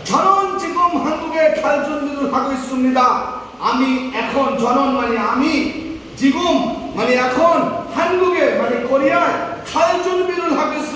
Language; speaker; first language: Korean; non-native, fluent; Bangla